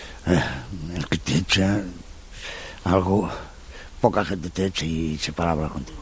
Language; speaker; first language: Spanish; native; Spanish